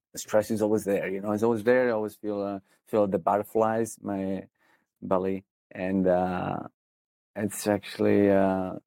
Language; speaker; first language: English; non-native, fluent; Italian